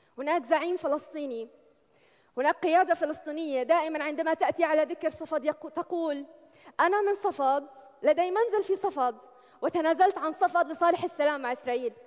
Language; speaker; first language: Arabic; native; Arabic